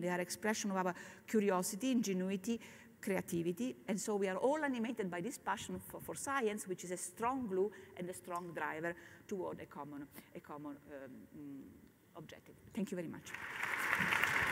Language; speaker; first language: English; non-native, fluent; Italian